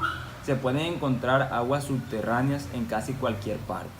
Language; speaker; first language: Spanish; native; Spanish